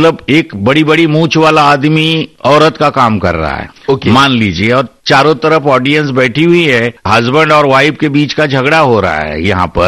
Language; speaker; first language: Hindi; non-native, local second language; Marathi